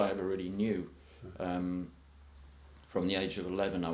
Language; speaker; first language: English; native; English